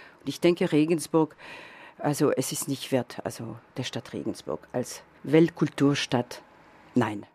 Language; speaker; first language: German; non-native, fluent; French